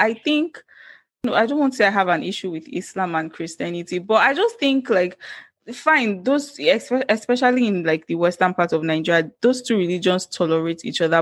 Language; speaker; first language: English; non-native, local second language; Yoruba